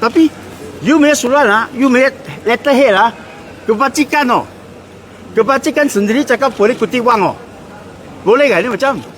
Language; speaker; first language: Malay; non-native, local second language; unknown